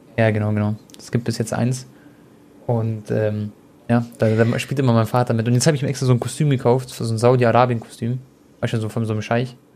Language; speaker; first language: German; early bilingual, other home language; Croatian